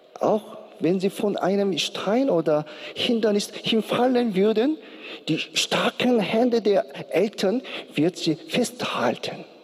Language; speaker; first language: German; non-native, learner; Korean